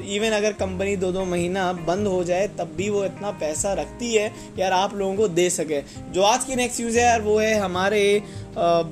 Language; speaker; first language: Hindi; native; Hindi